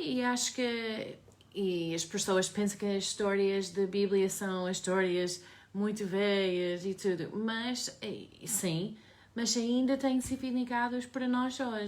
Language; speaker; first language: Portuguese; non-native, learner; English